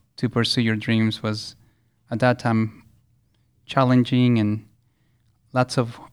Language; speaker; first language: English; early bilingual, other home language; Spanish